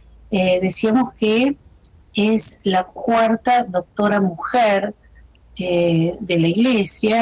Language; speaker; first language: Spanish; native; Spanish